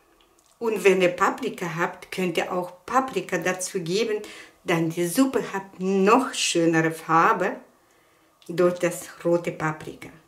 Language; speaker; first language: German; non-native, fluent; Russian